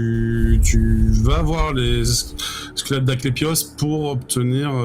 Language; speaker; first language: French; native; French